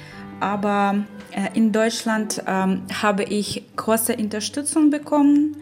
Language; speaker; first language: German; non-native, learner; Ukrainian